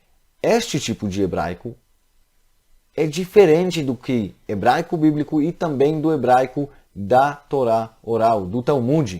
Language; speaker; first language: Portuguese; non-native, fluent; Hebrew